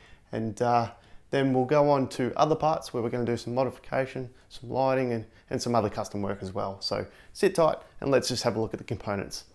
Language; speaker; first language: English; native; English